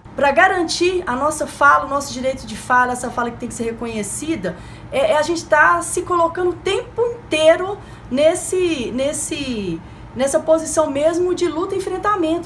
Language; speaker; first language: Portuguese; native; Portuguese